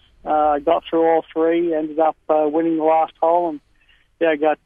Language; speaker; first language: English; native; English